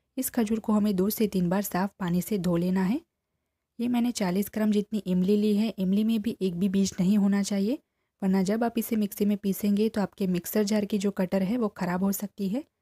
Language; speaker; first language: Hindi; non-native, local second language; Gujarati